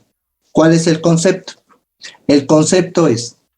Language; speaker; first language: Spanish; native; Spanish